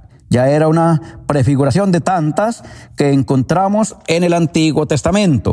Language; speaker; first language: Spanish; native; Spanish